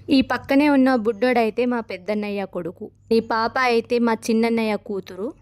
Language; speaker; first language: Telugu; non-native, local second language; Lambadi